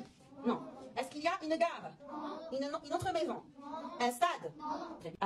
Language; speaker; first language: French; non-native, local second language; Arabic